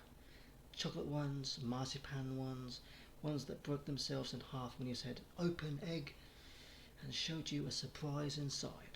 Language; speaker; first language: English; native; English